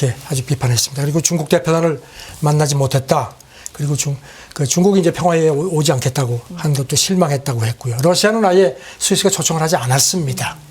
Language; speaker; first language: Korean; native; Korean